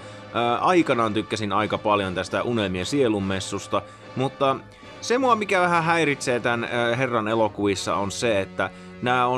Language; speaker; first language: Finnish; native; Finnish